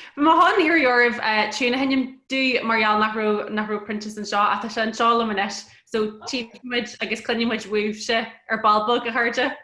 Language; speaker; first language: Irish; native; Irish